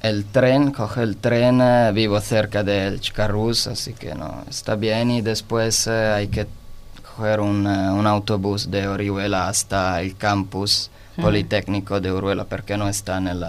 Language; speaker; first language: Spanish; non-native, learner; Italian